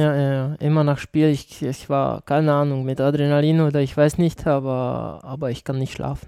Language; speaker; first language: German; non-native, learner; Czech